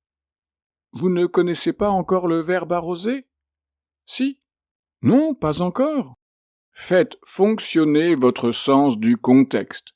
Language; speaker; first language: French; native; French